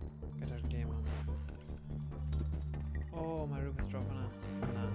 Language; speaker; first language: Welsh; native; Welsh